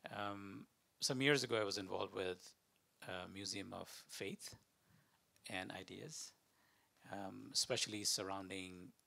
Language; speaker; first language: English; non-native, local second language; Malayalam